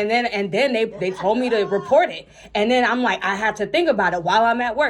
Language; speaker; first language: English; native; English